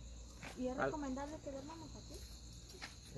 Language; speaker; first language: Spanish; native; Spanish